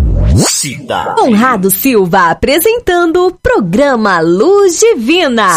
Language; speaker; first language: Portuguese; native; Portuguese